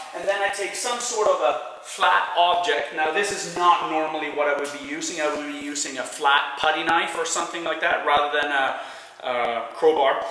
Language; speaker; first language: English; non-native, fluent; Swedish